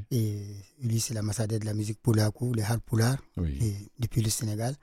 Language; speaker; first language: French; non-native, local second language; Fula